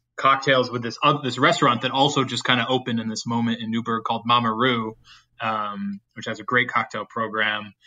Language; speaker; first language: English; native; English